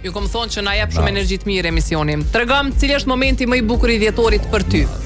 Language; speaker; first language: Albanian; native; Albanian